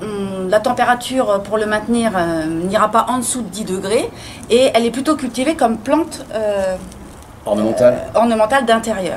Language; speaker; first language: French; native; French